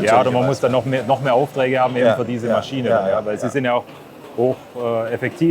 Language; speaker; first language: German; native; German